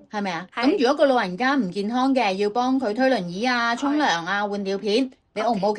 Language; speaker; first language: Cantonese; native; Cantonese